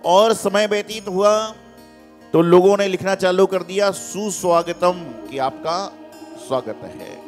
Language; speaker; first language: Hindi; native; Hindi